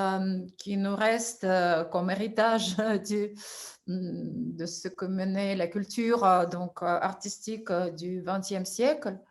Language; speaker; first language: French; non-native, fluent; Russian